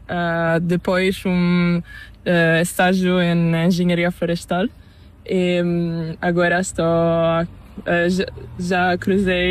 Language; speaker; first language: Spanish; non-native, learner; Portuguese